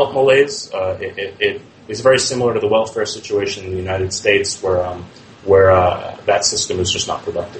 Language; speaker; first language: English; native; English